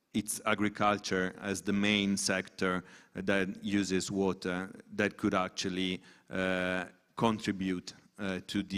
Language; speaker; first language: English; non-native, fluent; Italian